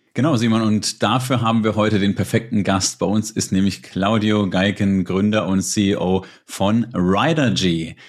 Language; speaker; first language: German; native; German